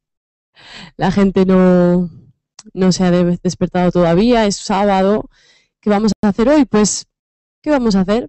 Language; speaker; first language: Spanish; native; Spanish